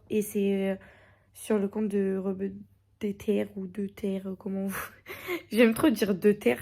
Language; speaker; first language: French; native; French